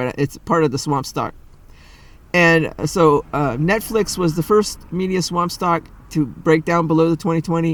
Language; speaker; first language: English; native; English